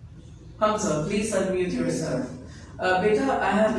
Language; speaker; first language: English; non-native, fluent; Urdu